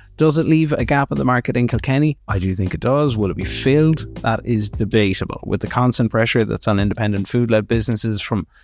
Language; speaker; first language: English; native; English